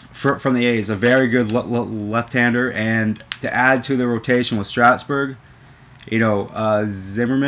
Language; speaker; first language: English; native; English